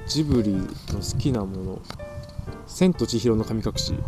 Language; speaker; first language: Japanese; native; Japanese